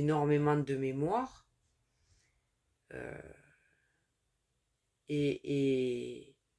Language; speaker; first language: French; native; French